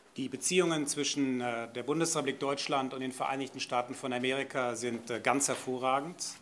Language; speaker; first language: German; native; German